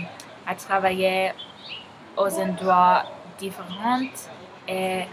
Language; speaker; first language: French; non-native, learner; Spanish